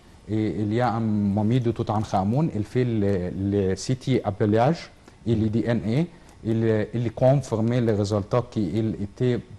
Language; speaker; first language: French; non-native, learner; Arabic